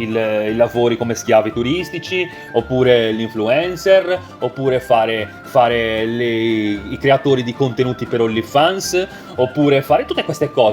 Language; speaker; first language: Italian; native; Italian